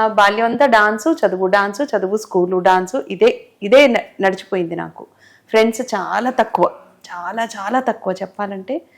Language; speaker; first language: Telugu; native; Telugu